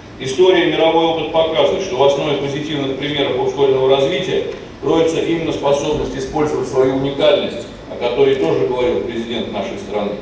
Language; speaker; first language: Russian; native; Russian